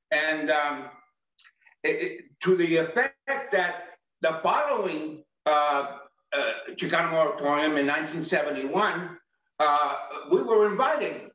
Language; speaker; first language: English; native; English